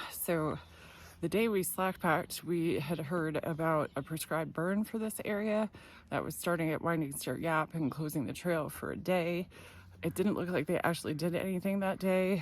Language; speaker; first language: English; native; English